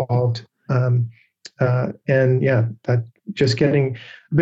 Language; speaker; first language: English; native; English